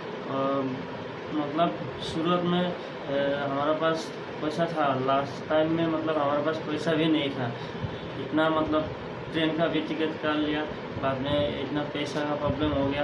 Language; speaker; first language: Hindi; non-native, local second language; Assamese